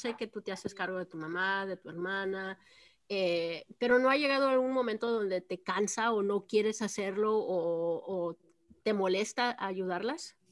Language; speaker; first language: Spanish; early bilingual, heritage; Spanish